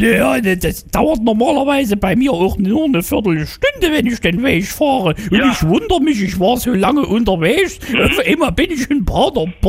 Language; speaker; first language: German; native; German